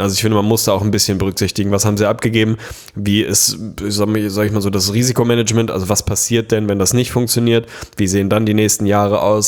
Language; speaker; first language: German; native; German